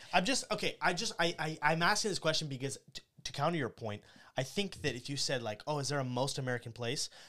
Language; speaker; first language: English; native; English